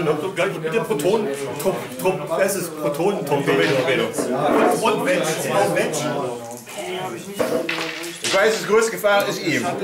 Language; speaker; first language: German; native; German